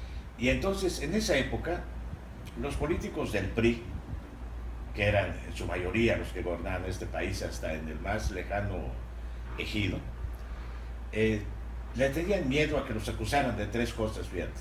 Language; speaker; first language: Spanish; native; Spanish